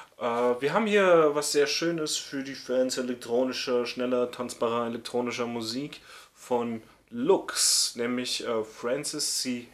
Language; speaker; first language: German; native; German